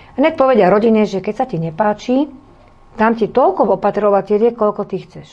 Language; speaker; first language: Slovak; native; Slovak